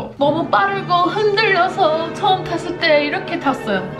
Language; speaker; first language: Korean; non-native, fluent; English